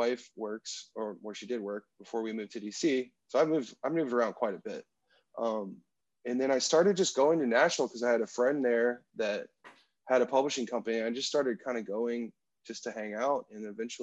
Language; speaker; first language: English; native; English